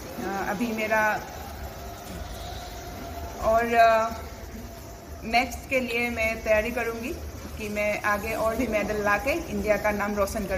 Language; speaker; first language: Hindi; non-native, local second language; Assamese